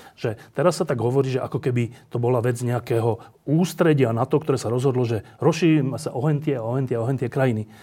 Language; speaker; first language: Slovak; native; Slovak